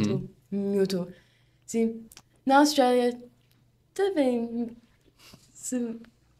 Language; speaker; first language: Portuguese; non-native, learner; English